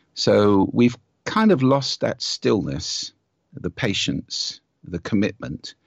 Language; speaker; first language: English; native; English